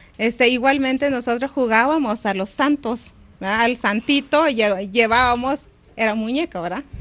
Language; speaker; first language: Spanish; non-native, local second language; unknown